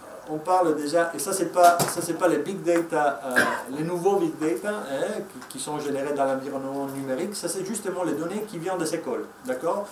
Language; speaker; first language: French; non-native, fluent; Spanish